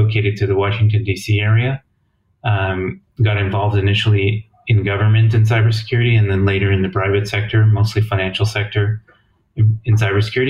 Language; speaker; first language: English; native; English